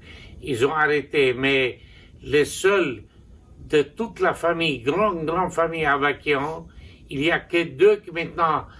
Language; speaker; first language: French; non-native, local second language; Armenian